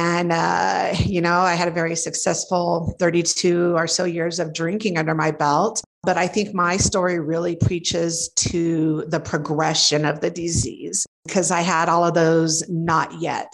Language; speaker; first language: English; native; English